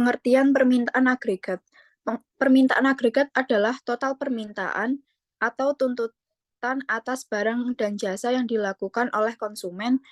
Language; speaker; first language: Indonesian; native; Indonesian